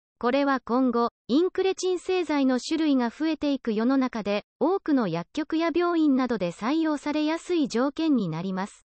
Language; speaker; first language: Japanese; native; Japanese